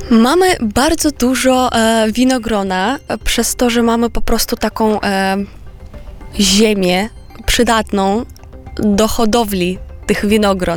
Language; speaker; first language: Polish; non-native, fluent; Romanian